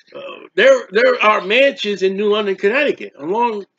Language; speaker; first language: English; native; English